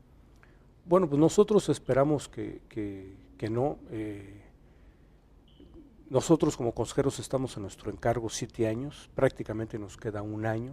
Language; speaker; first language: Spanish; native; Spanish